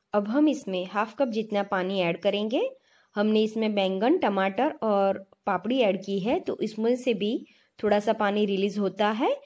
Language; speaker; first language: Hindi; non-native, local second language; Gujarati